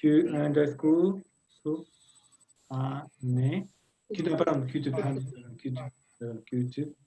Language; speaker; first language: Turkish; non-native, learner; Spanish